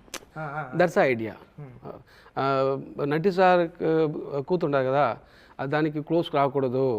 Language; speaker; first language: Telugu; non-native, learner; Tamil